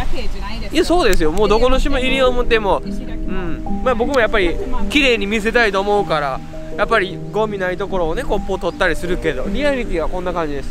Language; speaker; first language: Japanese; native; Japanese